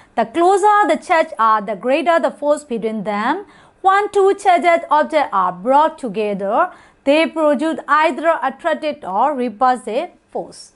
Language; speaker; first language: English; non-native, fluent; Burmese